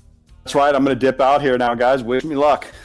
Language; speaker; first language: English; native; English